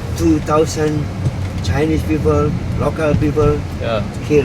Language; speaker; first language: English; non-native, learner; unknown